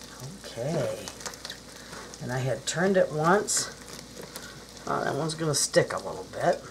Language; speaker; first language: English; native; English